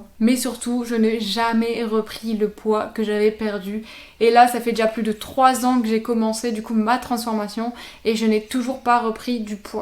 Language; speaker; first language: French; native; French